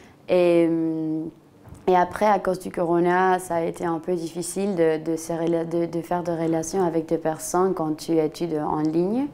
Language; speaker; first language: French; non-native, fluent; Spanish